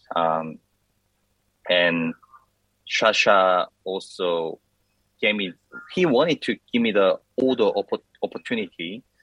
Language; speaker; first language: English; non-native, learner; Korean